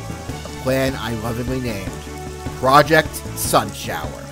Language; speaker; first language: English; native; English